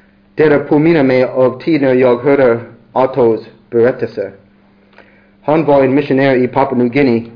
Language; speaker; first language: Swedish; non-native, learner; English